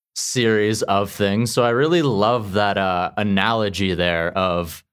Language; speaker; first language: English; native; English